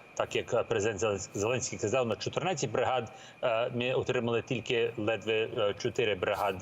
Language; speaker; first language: Ukrainian; early bilingual, heritage; Ukrainian